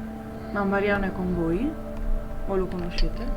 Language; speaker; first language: Italian; native; Italian